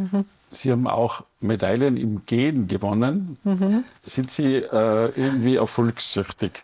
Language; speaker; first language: German; native; German